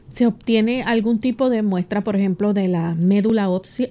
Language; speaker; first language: Spanish; native; Spanish